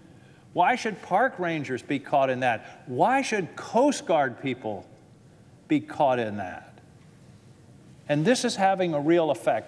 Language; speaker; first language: English; native; English